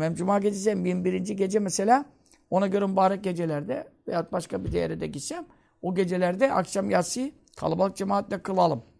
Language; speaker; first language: Turkish; native; Turkish